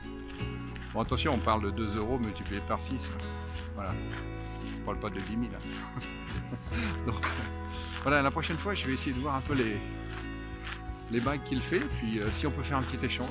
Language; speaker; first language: French; native; French